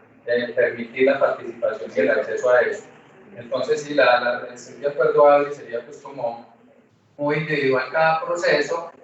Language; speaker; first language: Spanish; native; Spanish